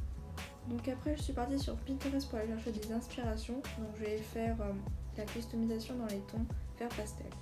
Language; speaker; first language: French; native; French